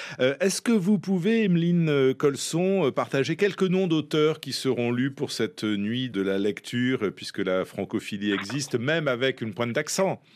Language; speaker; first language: French; native; French